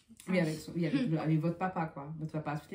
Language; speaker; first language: French; native; French